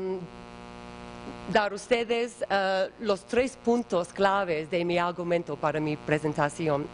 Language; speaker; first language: Spanish; non-native, learner; English